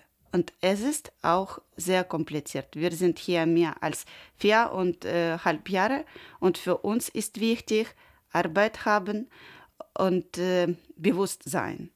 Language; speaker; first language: German; non-native, learner; Ukrainian